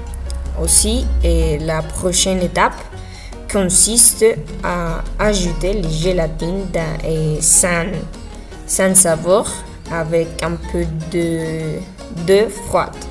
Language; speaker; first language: French; non-native, learner; Spanish